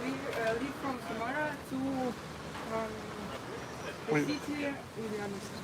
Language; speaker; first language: English; non-native, local second language; Russian